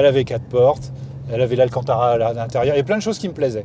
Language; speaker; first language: French; native; French